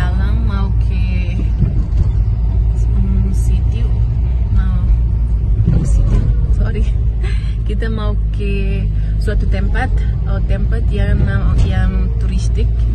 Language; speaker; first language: Indonesian; non-native, local second language; Tetum